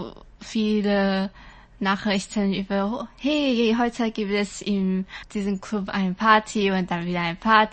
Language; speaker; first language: German; non-native, learner; Chinese